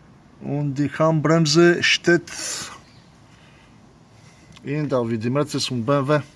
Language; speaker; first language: German; non-native, learner; Bulgarian